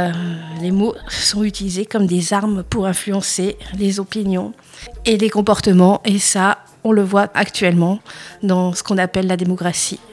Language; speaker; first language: French; native; French